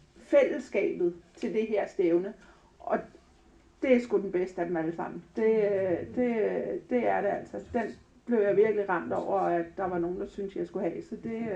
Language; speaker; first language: Danish; native; Danish